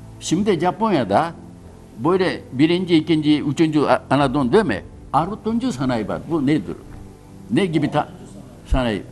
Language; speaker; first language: Turkish; non-native, learner; Japanese